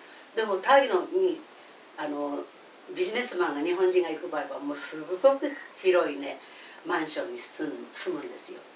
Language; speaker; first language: Japanese; native; Japanese